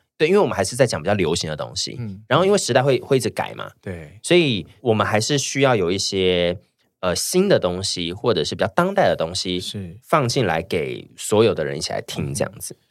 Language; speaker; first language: Chinese; native; Chinese